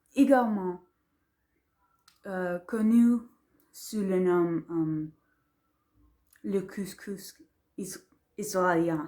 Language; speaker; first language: French; non-native, learner; English